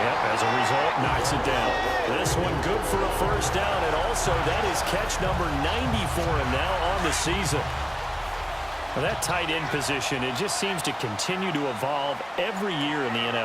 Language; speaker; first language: English; native; English